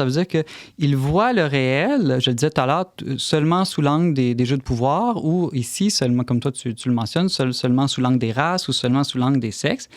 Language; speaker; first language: French; native; French